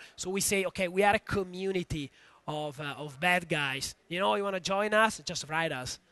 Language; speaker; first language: English; non-native, fluent; Italian